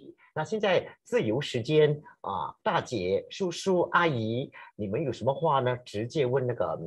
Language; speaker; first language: Chinese; native; Chinese